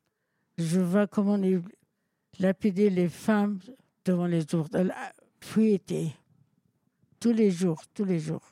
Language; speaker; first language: French; non-native, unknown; Persian